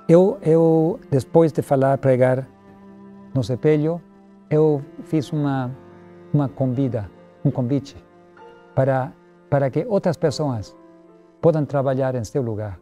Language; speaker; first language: Portuguese; non-native, learner; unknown